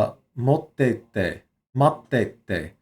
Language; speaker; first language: Japanese; non-native, learner; English